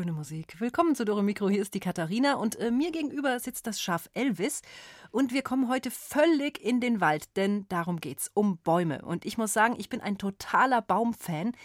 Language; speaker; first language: German; native; German